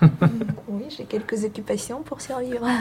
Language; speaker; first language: French; non-native, fluent; Russian